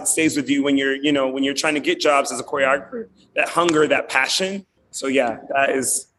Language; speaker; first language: English; native; English